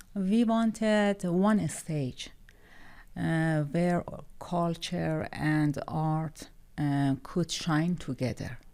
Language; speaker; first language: English; non-native, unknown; Persian